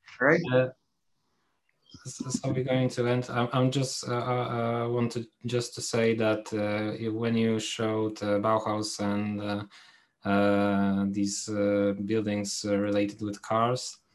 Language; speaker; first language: English; non-native, fluent; Polish